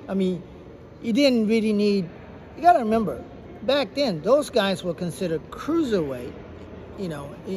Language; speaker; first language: English; non-native, fluent; Japanese